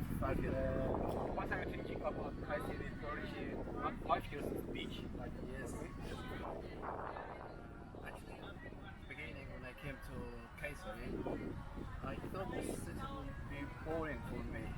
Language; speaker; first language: English; non-native, fluent; Arabic